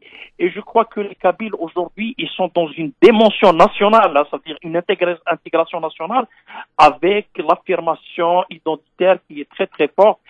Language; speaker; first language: French; non-native, local second language; Kabyle